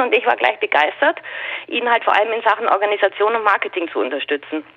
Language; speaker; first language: German; native; German